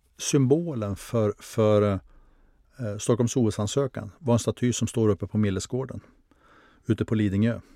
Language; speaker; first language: Swedish; native; Swedish